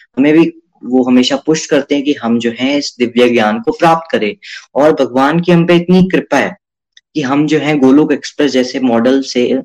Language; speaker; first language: Hindi; native; Hindi